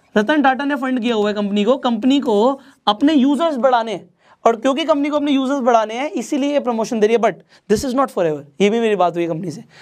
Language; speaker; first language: Hindi; non-native, local second language; Marathi